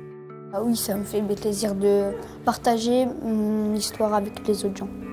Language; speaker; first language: French; early bilingual, other home language; Armenian